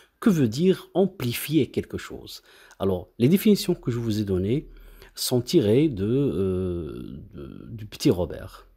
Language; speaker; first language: French; non-native, local second language; Arabic